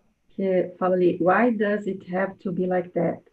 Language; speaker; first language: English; non-native, learner; Portuguese